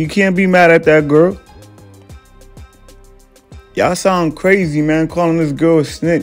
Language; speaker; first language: English; native; English